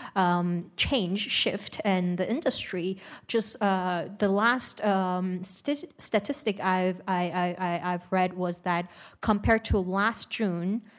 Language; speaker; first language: English; non-native, fluent; Uyghur